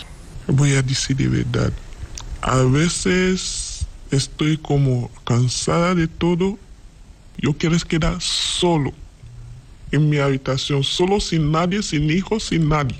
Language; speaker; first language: Spanish; non-native, learner; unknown